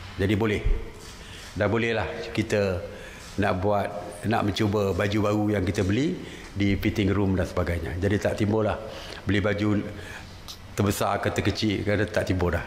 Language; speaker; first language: Malay; native; Malay